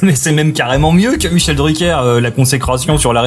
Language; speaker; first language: French; native; French